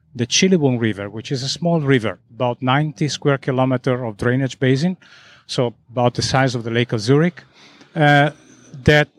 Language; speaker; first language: English; non-native, fluent; Italian